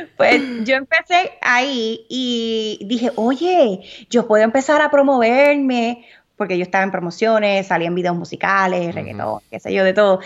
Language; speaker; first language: Spanish; early bilingual, heritage; Spanish